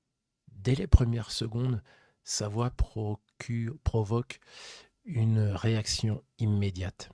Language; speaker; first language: French; native; French